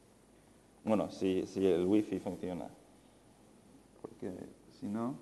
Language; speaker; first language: Spanish; non-native, fluent; English